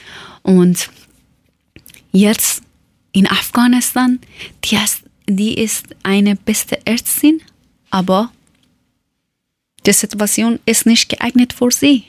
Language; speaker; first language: German; non-native, learner; Persian